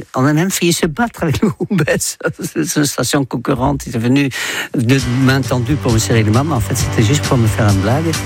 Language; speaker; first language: French; non-native, fluent; Dutch